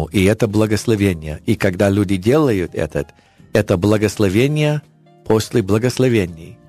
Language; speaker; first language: Russian; non-native, learner; English